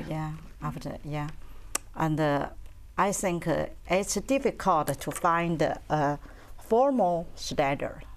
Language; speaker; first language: English; non-native, learner; Chinese